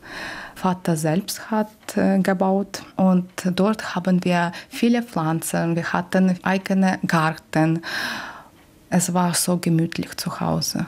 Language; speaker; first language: German; non-native, local second language; Ukrainian